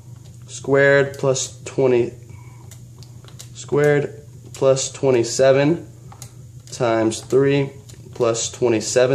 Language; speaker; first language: English; native; English